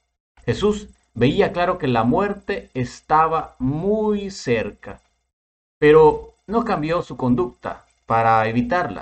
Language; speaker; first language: Spanish; native; Spanish